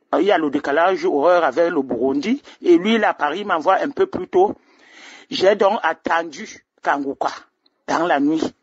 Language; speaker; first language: French; non-native, local second language; Rundi